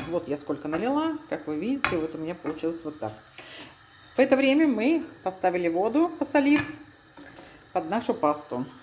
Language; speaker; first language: Russian; native; Russian